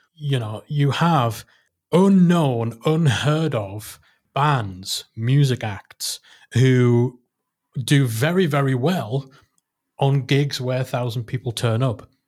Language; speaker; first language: English; native; English